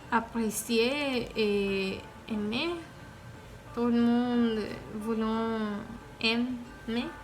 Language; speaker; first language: French; non-native, learner; Spanish